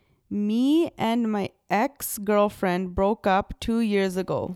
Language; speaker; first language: English; early bilingual, other home language; Punjabi